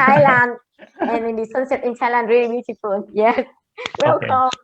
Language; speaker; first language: English; non-native, learner; Vietnamese